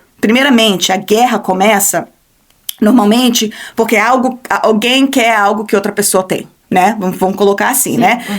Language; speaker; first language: Portuguese; early bilingual, heritage; Portuguese